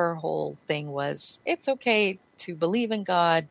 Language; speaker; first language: English; early bilingual, other home language; Spanish